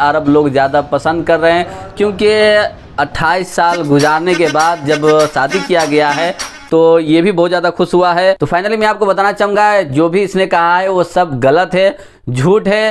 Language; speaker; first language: Hindi; native; Hindi